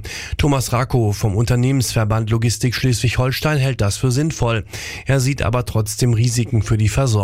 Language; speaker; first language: German; native; German